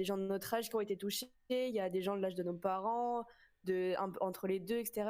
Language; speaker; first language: French; native; French